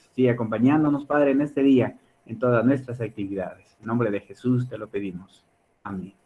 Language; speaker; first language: Spanish; native; Spanish